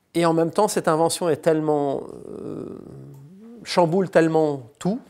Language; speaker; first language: French; native; French